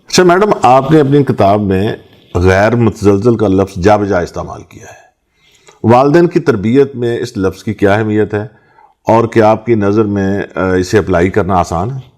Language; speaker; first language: Urdu; native; Urdu